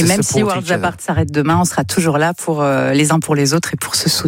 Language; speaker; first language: French; native; French